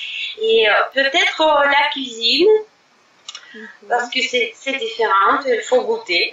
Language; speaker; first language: French; non-native, fluent; Russian